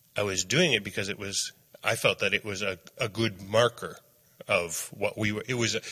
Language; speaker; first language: English; native; English